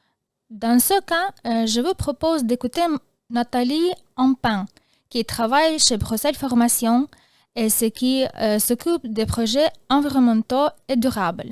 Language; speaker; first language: French; non-native, fluent; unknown